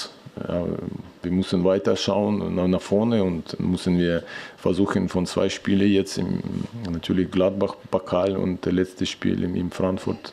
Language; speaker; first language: German; non-native, fluent; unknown